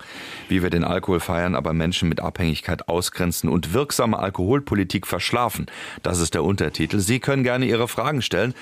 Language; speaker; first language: German; native; German